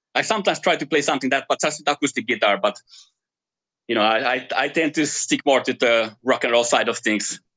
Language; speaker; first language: English; non-native, fluent; Finnish